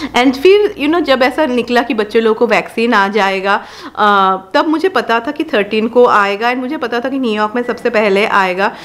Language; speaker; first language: Hindi; non-native, local second language; Bangla